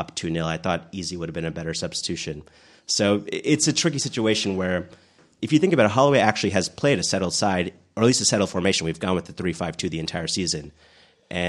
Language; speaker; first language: English; native; English